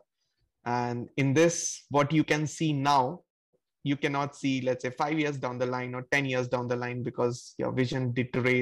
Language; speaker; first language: English; non-native, local second language; Hindi